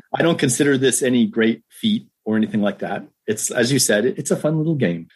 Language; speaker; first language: English; native; English